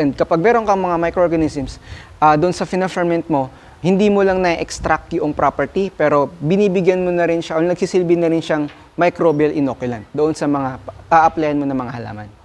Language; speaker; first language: Filipino; non-native, local second language; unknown